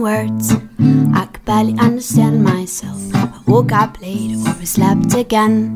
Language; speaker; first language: German; non-native, fluent; Italian